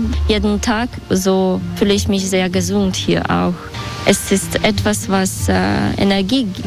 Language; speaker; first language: German; non-native, fluent; Russian